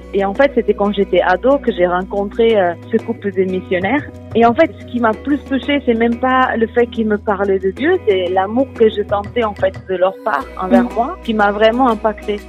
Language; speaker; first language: French; non-native, fluent; Portuguese